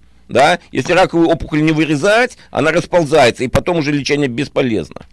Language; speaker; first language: Russian; native; Russian